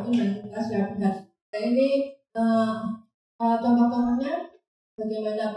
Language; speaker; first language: Indonesian; native; Indonesian